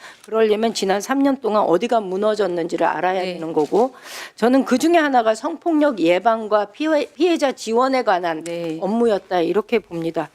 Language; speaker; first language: Korean; native; Korean